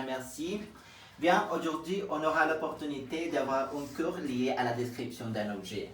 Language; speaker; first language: French; non-native, fluent; Spanish